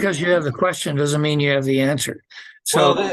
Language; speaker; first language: English; native; English